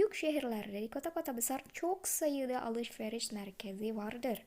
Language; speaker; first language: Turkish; non-native, fluent; Indonesian